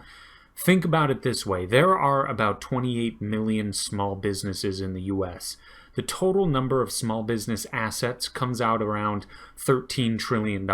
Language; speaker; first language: English; native; English